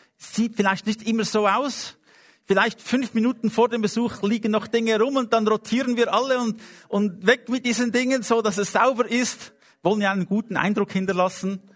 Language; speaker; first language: German; non-native, fluent; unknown